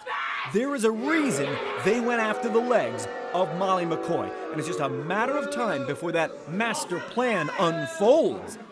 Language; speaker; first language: English; native; English